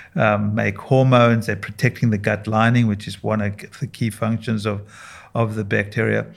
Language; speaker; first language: English; native; English